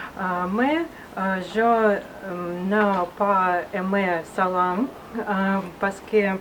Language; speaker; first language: French; non-native, learner; Russian